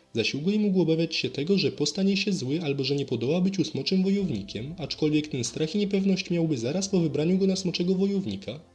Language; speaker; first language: Polish; native; Polish